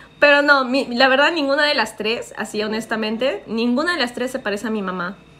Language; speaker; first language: Spanish; early bilingual, heritage; Spanish